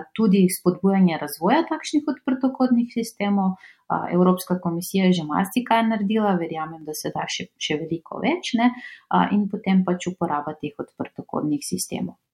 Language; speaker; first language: Slovenian; non-native, fluent; Macedonian